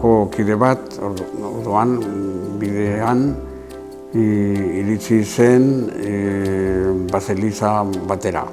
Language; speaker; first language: Basque; non-native, local second language; Spanish